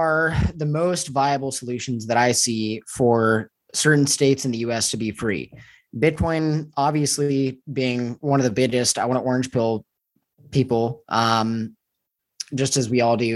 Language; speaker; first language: English; native; English